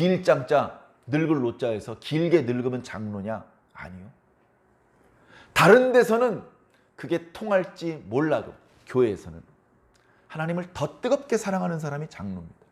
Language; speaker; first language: Korean; native; Korean